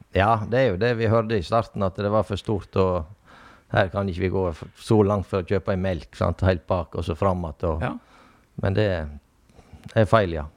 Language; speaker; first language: Norwegian; native; Norwegian